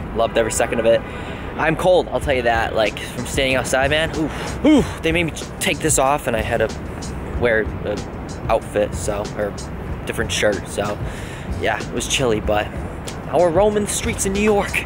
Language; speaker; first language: English; native; English